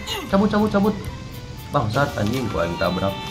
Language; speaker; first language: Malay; non-native, local second language; Sundanese